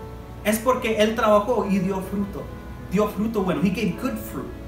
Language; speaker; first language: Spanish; early bilingual, heritage; Spanish